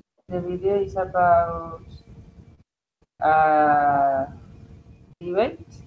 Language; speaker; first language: English; non-native, learner; Spanish